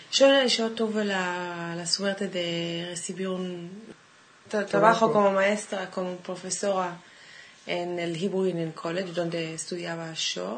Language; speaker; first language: Spanish; non-native, fluent; Hebrew